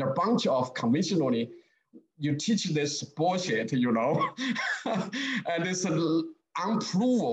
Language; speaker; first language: English; non-native, learner; Chinese